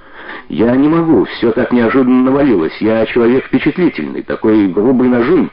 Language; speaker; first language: Russian; native; Russian